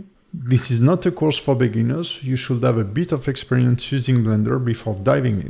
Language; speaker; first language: English; non-native, fluent; French